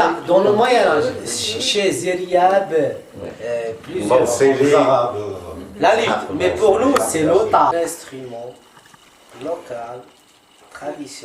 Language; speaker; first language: French; non-native, local second language; Arabic